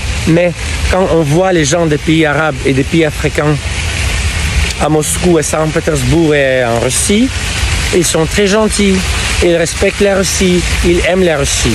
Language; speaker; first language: French; non-native, fluent; Russian